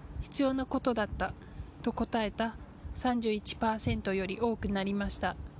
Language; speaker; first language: Japanese; native; Japanese